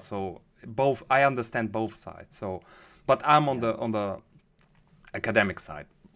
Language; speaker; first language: English; non-native, fluent; German